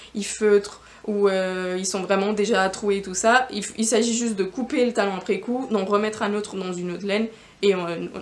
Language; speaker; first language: French; non-native, fluent; Spanish